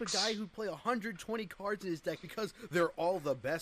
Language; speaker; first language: English; native; English